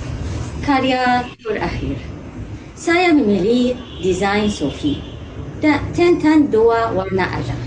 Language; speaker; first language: Indonesian; non-native, learner; Arabic